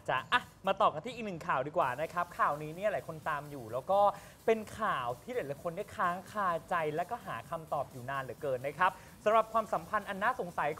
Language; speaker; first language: Thai; native; Thai